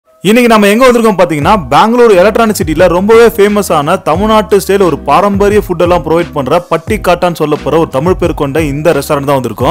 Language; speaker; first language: Tamil; native; Tamil